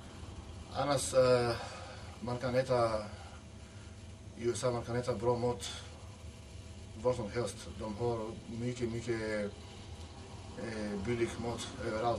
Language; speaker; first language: Swedish; non-native, fluent; Macedonian